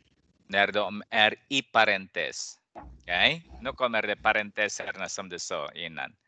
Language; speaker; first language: Swedish; non-native, fluent; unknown